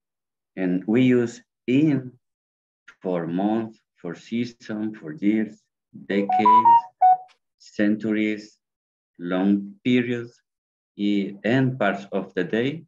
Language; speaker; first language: English; non-native, learner; Spanish